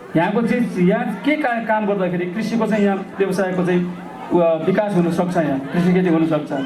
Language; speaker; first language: Nepali; non-native, local second language; Gurung